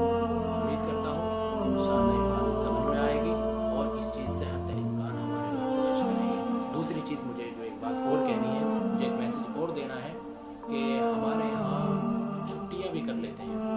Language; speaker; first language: Urdu; native; Urdu